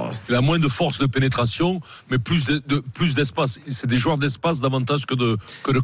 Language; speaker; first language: French; native; French